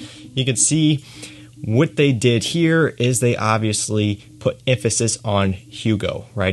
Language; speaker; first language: English; native; English